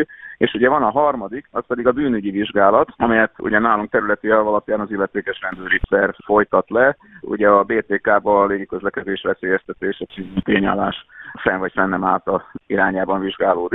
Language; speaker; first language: Hungarian; native; Hungarian